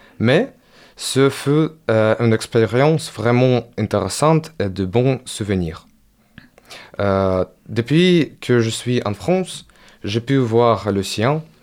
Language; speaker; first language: French; non-native, learner; Ukrainian